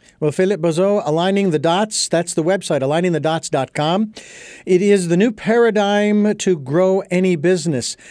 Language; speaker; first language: English; native; English